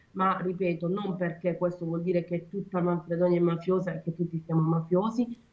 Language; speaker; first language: Italian; native; Italian